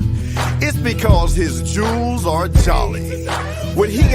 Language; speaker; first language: English; native; English